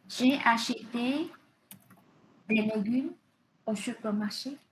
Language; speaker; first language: French; non-native, learner; Vietnamese